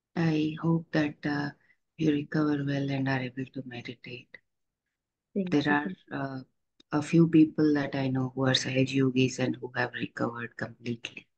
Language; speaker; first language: English; non-native, local second language; Telugu